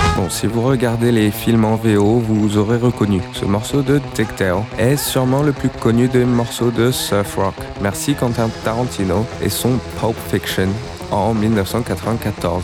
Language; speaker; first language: French; native; French